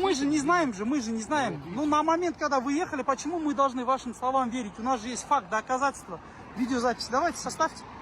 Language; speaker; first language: Russian; non-native, local second language; Kazakh